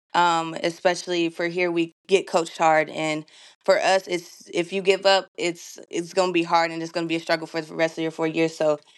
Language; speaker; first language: English; native; English